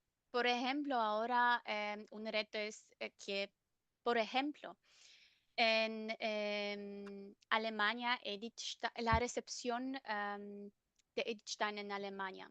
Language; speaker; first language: Spanish; non-native, fluent; German